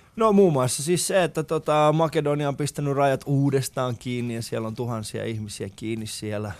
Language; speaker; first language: Finnish; early bilingual, other home language; Persian